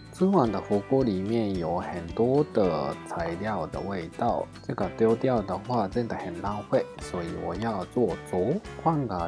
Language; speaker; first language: Chinese; non-native, fluent; Japanese